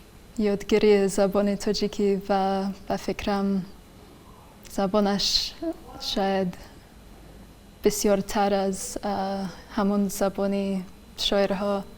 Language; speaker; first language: Persian; non-native, fluent; English